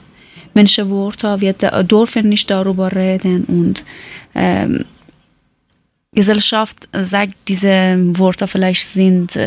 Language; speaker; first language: German; non-native, learner; Persian